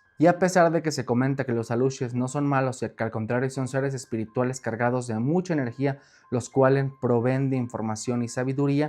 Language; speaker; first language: Spanish; native; Spanish